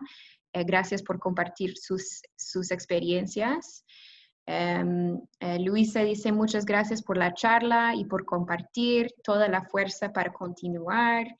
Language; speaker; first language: Spanish; non-native, fluent; English